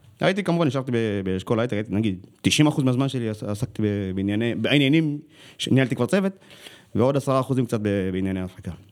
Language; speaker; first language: Hebrew; early bilingual, other home language; Amharic